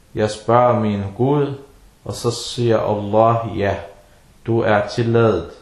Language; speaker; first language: Danish; early bilingual, other home language; Arabic